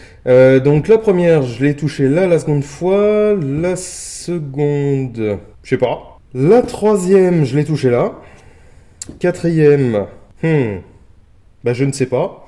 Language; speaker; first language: French; native; French